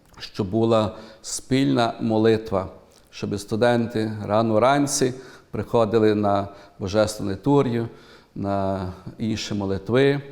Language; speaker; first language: Ukrainian; early bilingual, heritage; Ukrainian